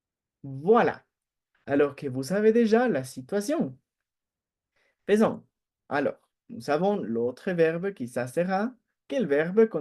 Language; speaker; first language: French; non-native, fluent; Spanish